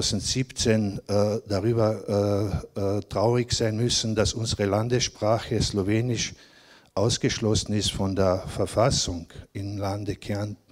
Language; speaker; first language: German; non-native, local second language; Slovenian